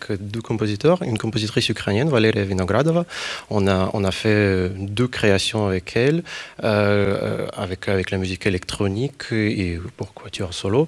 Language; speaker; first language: French; non-native, fluent; Ukrainian